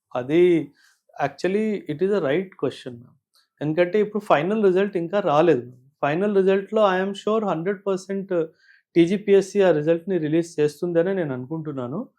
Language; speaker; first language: Telugu; non-native, local second language; Punjabi